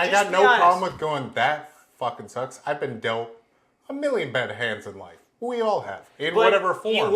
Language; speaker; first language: English; native; English